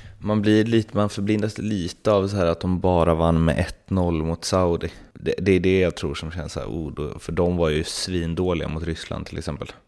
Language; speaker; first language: Swedish; native; Swedish